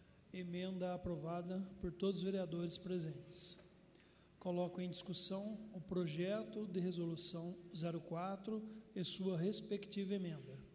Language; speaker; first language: Portuguese; native; Portuguese